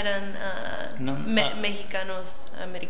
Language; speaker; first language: Spanish; early bilingual, other home language; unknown